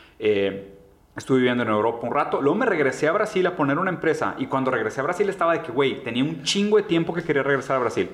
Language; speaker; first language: Spanish; early bilingual, other home language; Portuguese